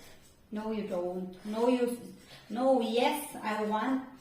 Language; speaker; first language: English; non-native, local second language; Filipino